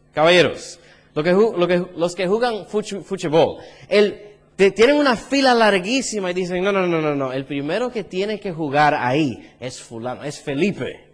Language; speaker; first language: Spanish; early bilingual, heritage; Spanish